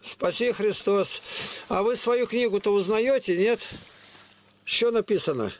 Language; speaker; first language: Russian; native; Russian